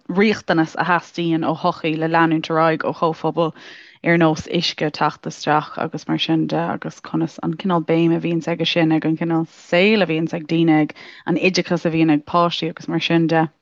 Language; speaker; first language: Irish; native; Irish